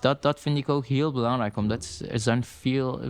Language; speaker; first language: Dutch; non-native, learner; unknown